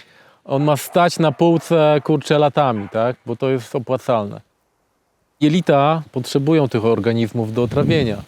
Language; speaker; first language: Polish; native; Polish